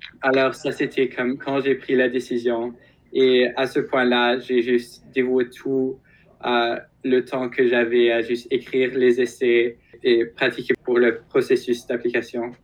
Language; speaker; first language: French; non-native, local second language; English